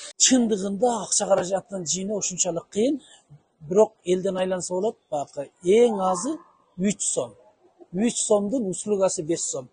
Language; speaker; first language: Kyrgyz; native; Kyrgyz